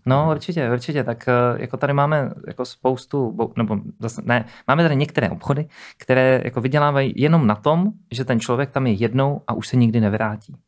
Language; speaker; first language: Czech; native; Czech